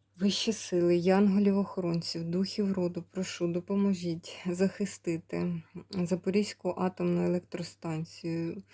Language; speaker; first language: Ukrainian; native; Ukrainian